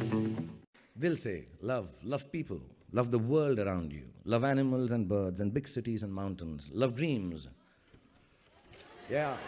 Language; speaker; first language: English; non-native, local second language; Hindi